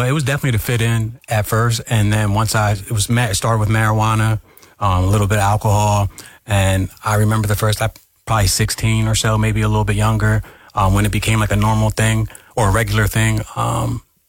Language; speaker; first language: English; native; English